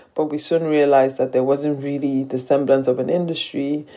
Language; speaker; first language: English; non-native, local second language; Yoruba